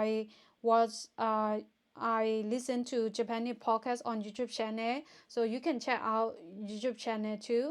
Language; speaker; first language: English; non-native, fluent; Burmese